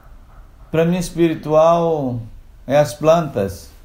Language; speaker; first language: Portuguese; non-native, local second language; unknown